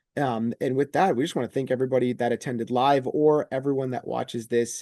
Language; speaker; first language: English; native; English